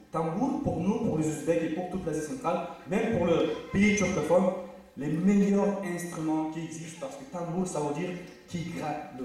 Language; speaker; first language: French; non-native, fluent; Uzbek